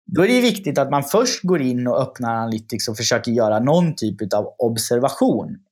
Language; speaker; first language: Swedish; native; Swedish